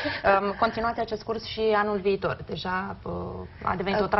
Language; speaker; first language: Romanian; native; Romanian